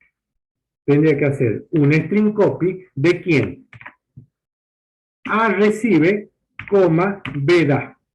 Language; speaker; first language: Spanish; native; Spanish